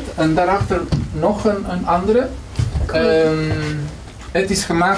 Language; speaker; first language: Dutch; non-native, fluent; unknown